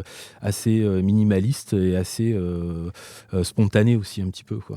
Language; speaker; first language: French; native; French